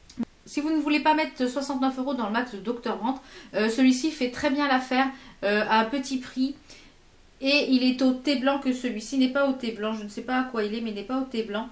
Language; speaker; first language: French; native; French